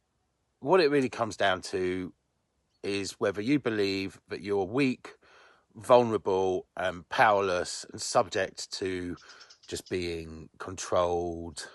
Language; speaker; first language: English; native; English